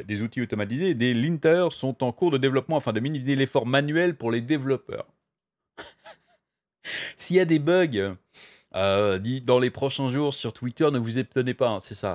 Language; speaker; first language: French; native; French